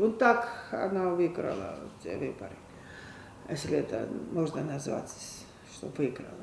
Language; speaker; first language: Russian; non-native, local second language; Georgian